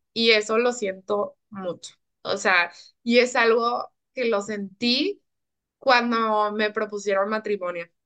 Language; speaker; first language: Spanish; early bilingual, heritage; Spanish